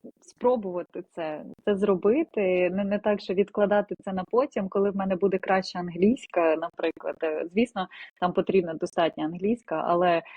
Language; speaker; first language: Ukrainian; non-native, local second language; Russian